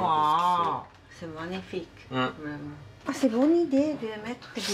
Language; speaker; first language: French; non-native, learner; Japanese